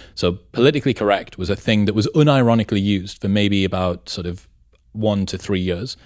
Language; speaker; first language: English; native; English